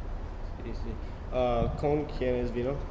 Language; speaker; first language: Spanish; non-native, learner; English